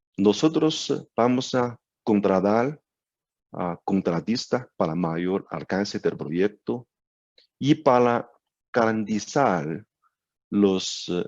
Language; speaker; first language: Spanish; non-native, learner; Chinese